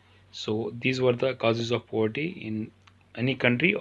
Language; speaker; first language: Hindi; non-native, local second language; Kashmiri